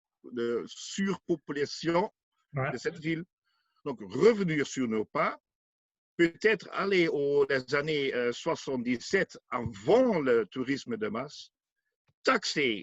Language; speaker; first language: French; non-native, learner; Dutch